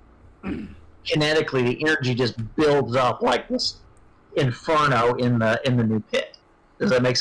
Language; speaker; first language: English; native; English